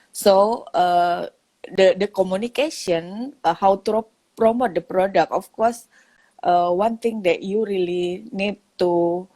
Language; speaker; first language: English; non-native, local second language; Indonesian